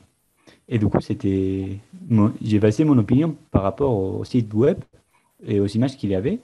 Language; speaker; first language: French; non-native, fluent; Spanish